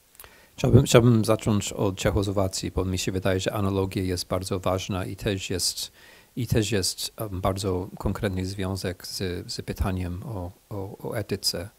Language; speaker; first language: Polish; non-native, fluent; English